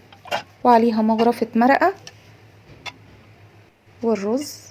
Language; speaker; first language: Arabic; native; Arabic